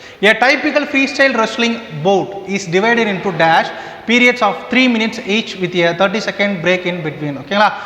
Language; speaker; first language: English; non-native, local second language; Tamil